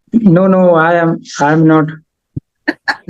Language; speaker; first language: English; non-native, learner; Haryanvi